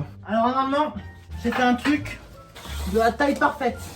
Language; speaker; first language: French; native; French